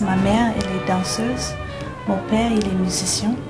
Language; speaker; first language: French; non-native, learner; English